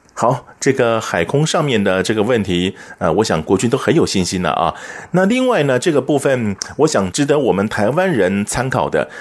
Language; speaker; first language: Chinese; native; Chinese